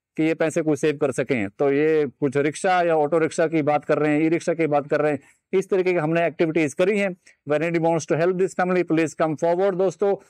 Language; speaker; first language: Hindi; native; Hindi